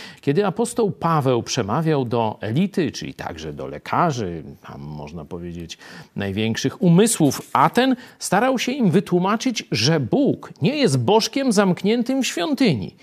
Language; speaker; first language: Polish; native; Polish